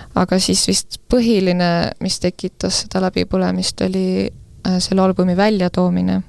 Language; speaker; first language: Estonian; non-native, local second language; Russian